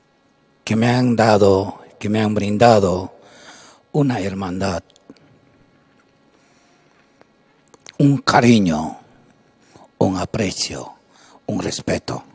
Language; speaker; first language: Spanish; non-native, local second language; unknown